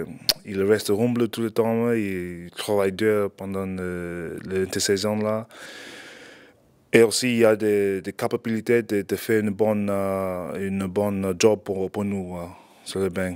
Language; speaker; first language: French; non-native, fluent; English